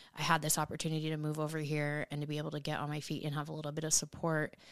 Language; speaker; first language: English; native; English